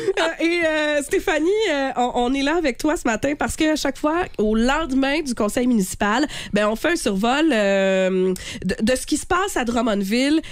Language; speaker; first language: French; native; French